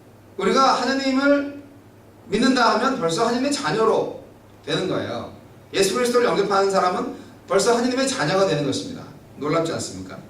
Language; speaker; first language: Korean; native; Korean